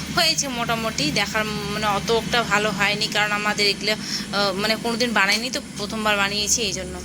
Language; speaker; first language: Bangla; non-native, local second language; Rangpuri